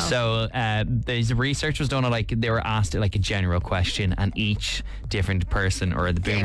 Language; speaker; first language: English; native; English